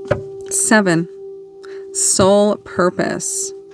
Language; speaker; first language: English; native; English